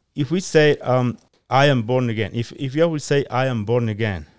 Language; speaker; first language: English; non-native, fluent; Spanish